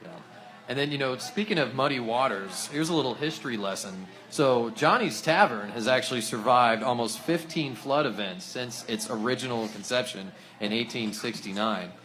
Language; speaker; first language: English; native; English